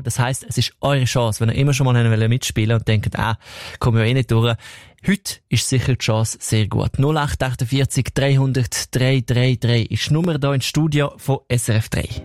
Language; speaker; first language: German; native; German